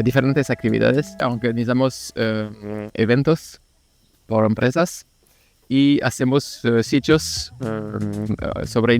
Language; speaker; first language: Spanish; non-native, learner; French